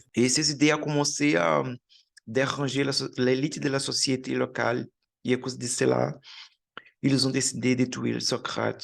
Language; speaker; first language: French; non-native, learner; Portuguese